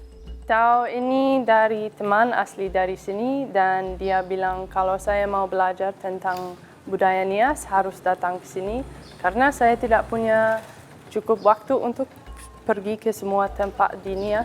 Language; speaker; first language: Indonesian; non-native, learner; English